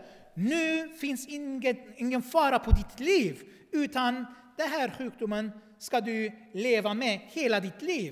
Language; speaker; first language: Swedish; non-native, fluent; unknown